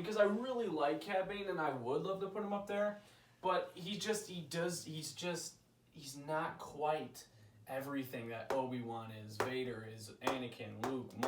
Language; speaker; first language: English; native; English